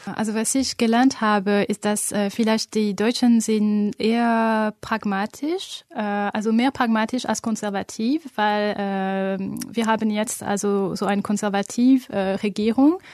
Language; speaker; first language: German; non-native, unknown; French